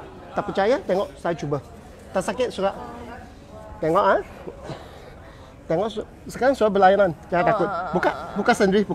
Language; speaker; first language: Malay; non-native, local second language; Chinese